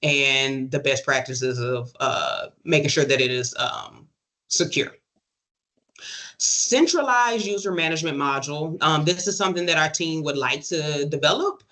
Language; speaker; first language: English; native; English